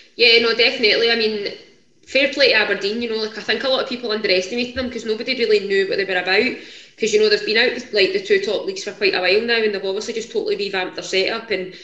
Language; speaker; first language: English; native; English